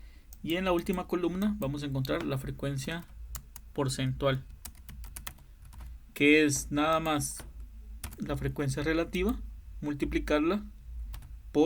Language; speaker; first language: Spanish; native; Spanish